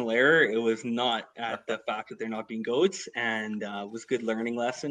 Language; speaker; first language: English; native; English